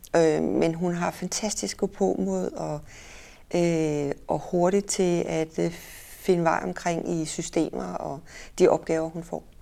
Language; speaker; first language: Danish; native; Danish